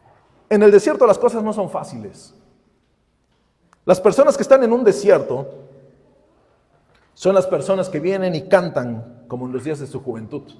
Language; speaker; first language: Spanish; native; Spanish